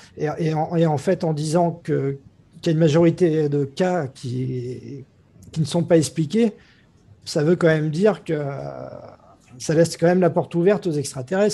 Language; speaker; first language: French; native; French